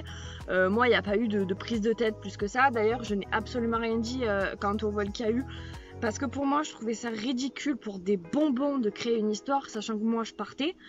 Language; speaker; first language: French; native; French